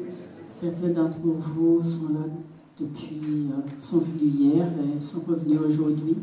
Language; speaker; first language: French; non-native, local second language; Kinyarwanda